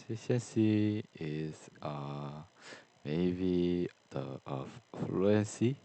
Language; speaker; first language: English; non-native, learner; Korean